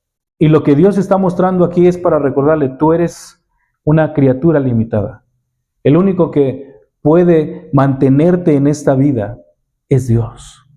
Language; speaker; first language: Spanish; native; Spanish